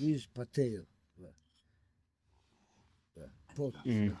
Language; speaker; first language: Russian; non-native, local second language; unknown